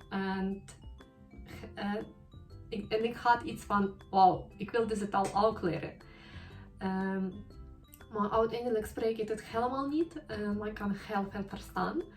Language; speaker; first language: Dutch; non-native, learner; Ukrainian